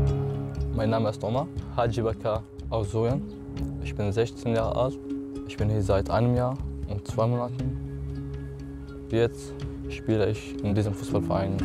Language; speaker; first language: German; non-native, learner; Arabic